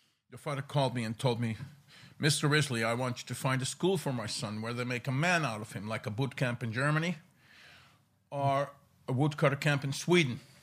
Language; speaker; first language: English; non-native, fluent; Dutch